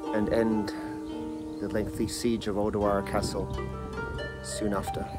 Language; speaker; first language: English; native; English